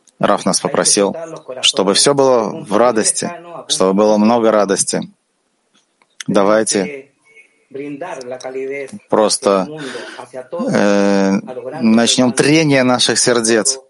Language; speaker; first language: Russian; non-native, fluent; Spanish